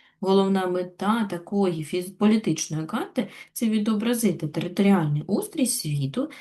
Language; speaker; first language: Ukrainian; native; Ukrainian